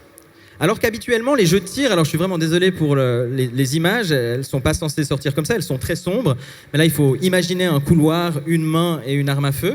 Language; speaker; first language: French; native; French